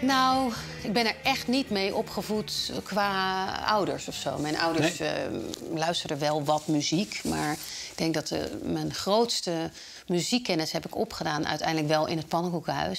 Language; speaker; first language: Dutch; native; Dutch